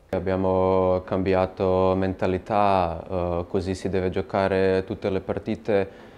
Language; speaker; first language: Italian; non-native, fluent; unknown